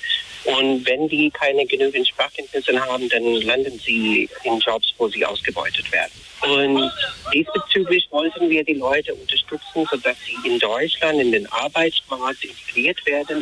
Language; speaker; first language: German; non-native, fluent; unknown